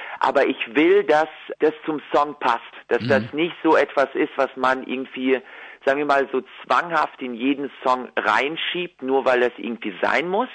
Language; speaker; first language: German; early bilingual, other home language; Russian